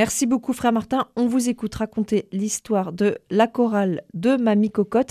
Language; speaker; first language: French; native; French